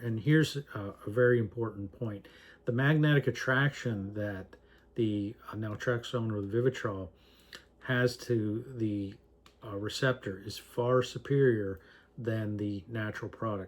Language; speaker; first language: English; native; English